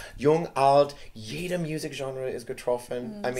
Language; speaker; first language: German; non-native, learner; English